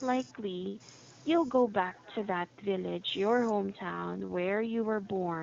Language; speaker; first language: English; non-native, fluent; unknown